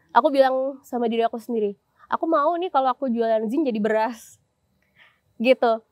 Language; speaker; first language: Indonesian; native; Indonesian